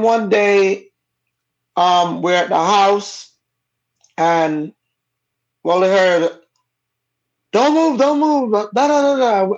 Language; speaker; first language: English; non-native, local second language; Jamaican Creole English